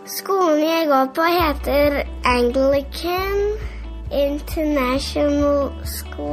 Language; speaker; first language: Norwegian; early bilingual, heritage; Norwegian